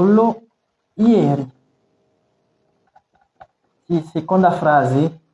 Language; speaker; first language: Italian; non-native, fluent; French